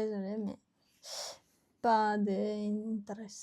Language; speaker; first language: French; non-native, learner; Japanese